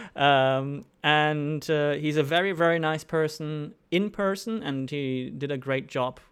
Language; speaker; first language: English; non-native, fluent; German